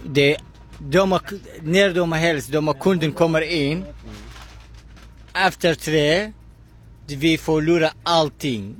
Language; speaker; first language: Swedish; non-native, learner; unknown